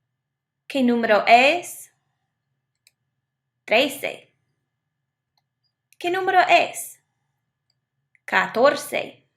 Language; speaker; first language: Spanish; non-native, fluent; English